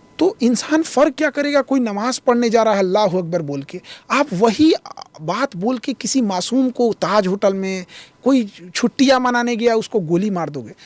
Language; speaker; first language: Hindi; native; Hindi